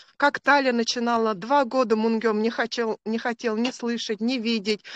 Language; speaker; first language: Russian; native; Russian